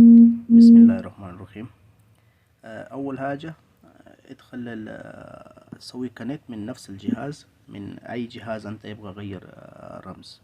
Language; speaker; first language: Arabic; non-native, learner; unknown